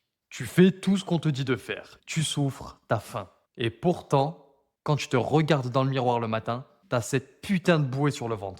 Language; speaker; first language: French; native; French